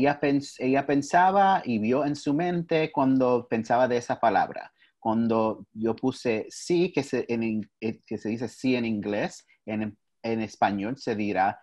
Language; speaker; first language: Spanish; early bilingual, heritage; English